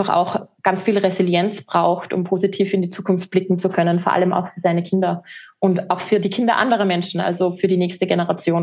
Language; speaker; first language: German; native; German